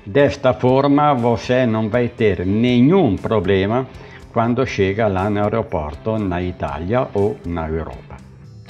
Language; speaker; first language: Portuguese; non-native, learner; Italian